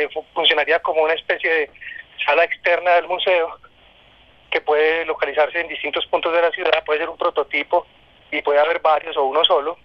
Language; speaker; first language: Spanish; native; Spanish